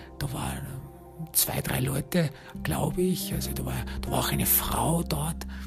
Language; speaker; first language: German; early bilingual, other home language; Turkish